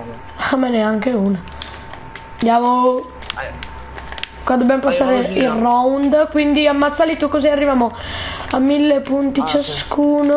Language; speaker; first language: Italian; native; Italian